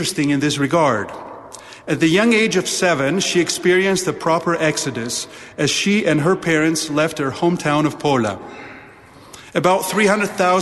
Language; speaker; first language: English; non-native, fluent; Italian